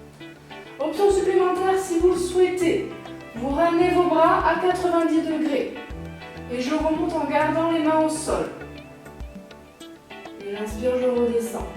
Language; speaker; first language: French; native; French